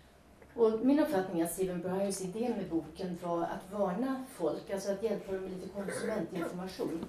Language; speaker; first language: Swedish; native; Swedish